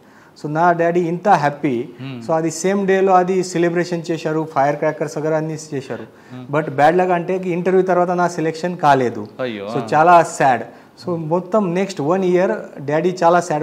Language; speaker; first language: Telugu; non-native, learner; Marathi